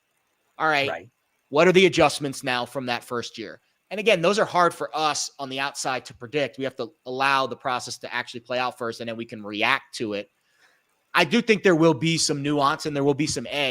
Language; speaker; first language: English; native; English